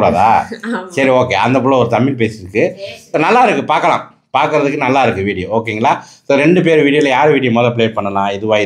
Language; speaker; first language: Tamil; native; Tamil